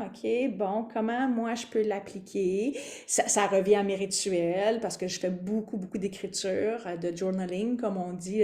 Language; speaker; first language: French; native; French